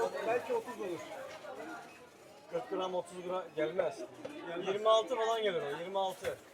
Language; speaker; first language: Turkish; native; Turkish